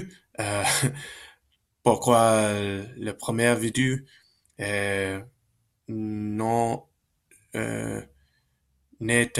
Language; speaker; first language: French; non-native, learner; Spanish